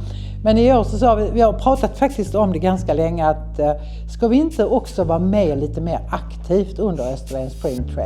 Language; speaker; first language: Swedish; native; Swedish